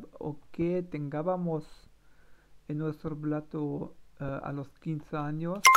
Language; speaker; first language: Spanish; non-native, learner; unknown